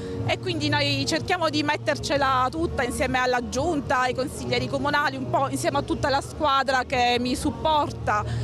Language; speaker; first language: Italian; native; Italian